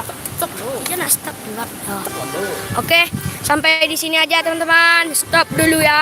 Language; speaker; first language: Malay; non-native, local second language; Minangkabau